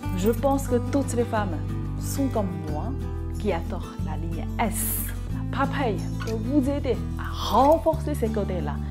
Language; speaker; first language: French; non-native, fluent; Chinese